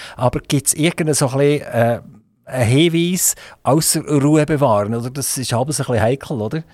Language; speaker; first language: German; native; German